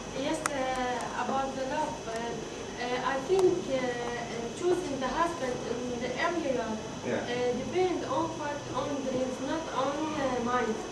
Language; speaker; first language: English; non-native, learner; Arabic